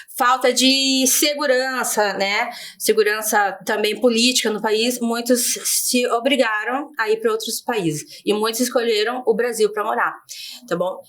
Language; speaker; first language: Portuguese; native; Portuguese